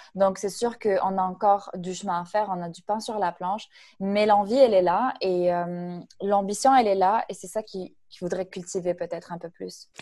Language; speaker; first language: French; non-native, local second language; Arabic